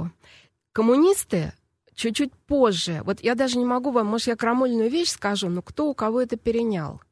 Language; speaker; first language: Russian; native; Russian